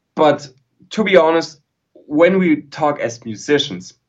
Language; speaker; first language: English; non-native, fluent; German